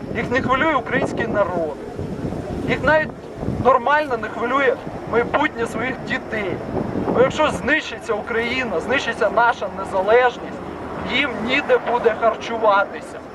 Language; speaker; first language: Ukrainian; non-native, local second language; Russian